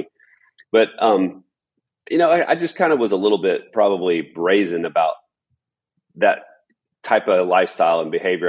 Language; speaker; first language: English; native; English